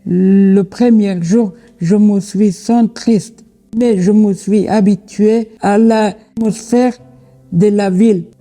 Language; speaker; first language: French; non-native, learner; Persian